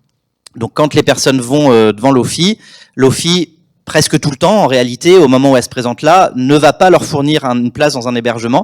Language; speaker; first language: French; native; French